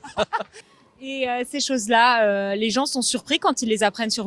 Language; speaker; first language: French; native; French